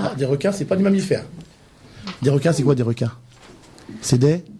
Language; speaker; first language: French; native; French